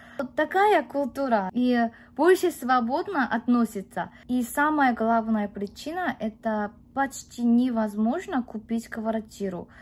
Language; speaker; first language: Russian; non-native, fluent; Korean